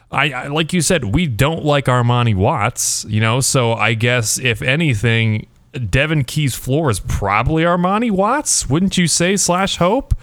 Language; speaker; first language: English; native; English